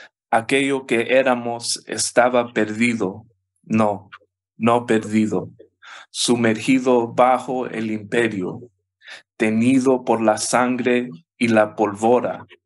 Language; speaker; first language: Spanish; early bilingual, heritage; Spanish